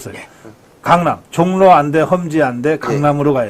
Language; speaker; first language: Korean; native; Korean